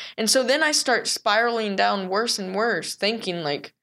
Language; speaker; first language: English; native; English